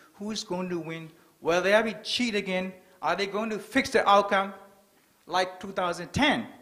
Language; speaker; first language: English; non-native, fluent; Burmese